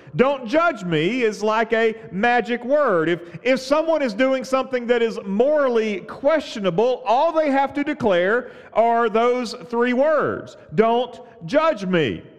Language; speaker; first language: English; native; English